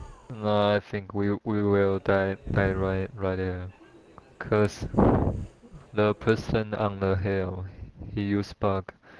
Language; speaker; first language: English; non-native, learner; Chinese